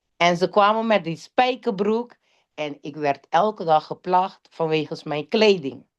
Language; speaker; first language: Dutch; non-native, local second language; Papiamento